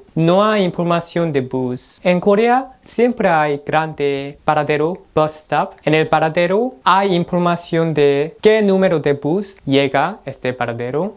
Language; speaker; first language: Spanish; non-native, learner; Korean